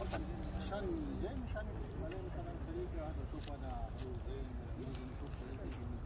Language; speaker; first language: Arabic; non-native, learner; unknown